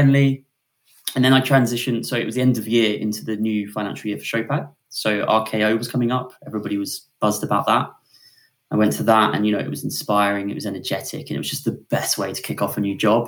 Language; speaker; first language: English; native; English